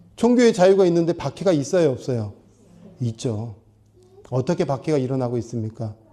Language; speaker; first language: Korean; native; Korean